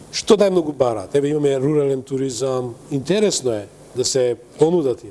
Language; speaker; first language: Macedonian; native; Macedonian